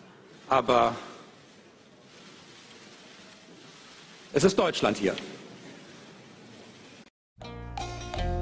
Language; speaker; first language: German; native; German